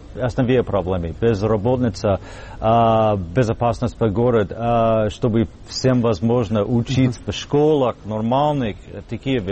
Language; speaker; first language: Russian; non-native, fluent; English